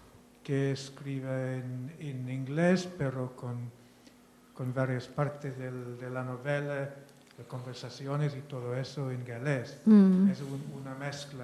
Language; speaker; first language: Spanish; non-native, fluent; English